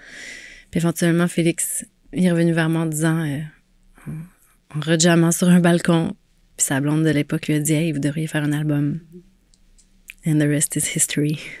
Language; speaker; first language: French; native; French